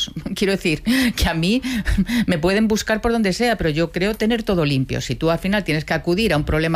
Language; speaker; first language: Spanish; native; Spanish